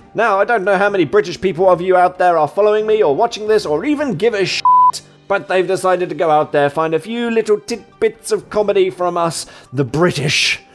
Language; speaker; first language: English; native; English